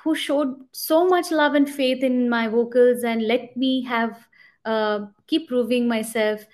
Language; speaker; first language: English; non-native, local second language; Bangla